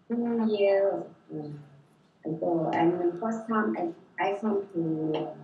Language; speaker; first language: English; non-native, learner; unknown